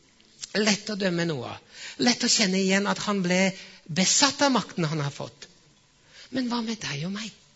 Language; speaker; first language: Norwegian; non-native, fluent; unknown